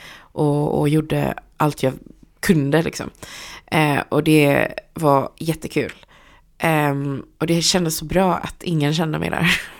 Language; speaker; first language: Swedish; early bilingual, other home language; Chinese